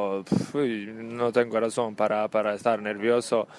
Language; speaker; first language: Spanish; non-native, learner; Serbian